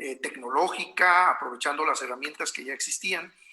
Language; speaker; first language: Spanish; native; Spanish